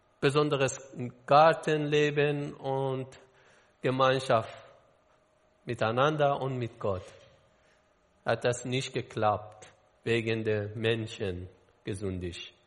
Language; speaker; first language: German; non-native, learner; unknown